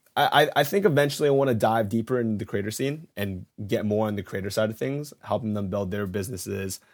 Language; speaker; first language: English; native; English